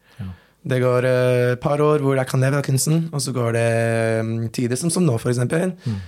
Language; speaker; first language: Norwegian; non-native, fluent; English